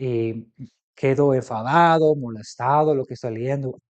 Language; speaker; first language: Spanish; non-native, fluent; English